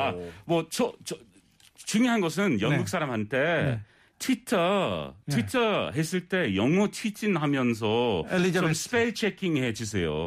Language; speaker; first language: Korean; non-native, learner; English